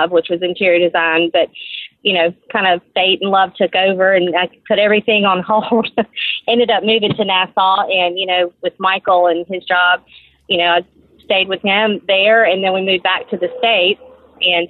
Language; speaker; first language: English; native; English